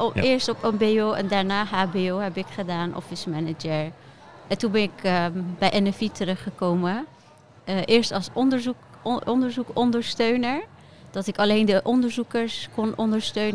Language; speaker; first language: Dutch; non-native, fluent; Persian